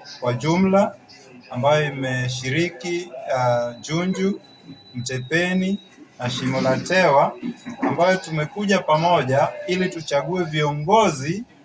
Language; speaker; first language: Swahili; non-native, local second language; Luo (Kenya and Tanzania)